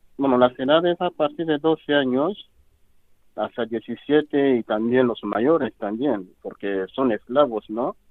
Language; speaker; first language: Spanish; non-native, fluent; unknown